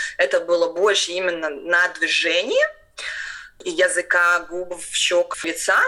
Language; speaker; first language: Russian; non-native, local second language; Latvian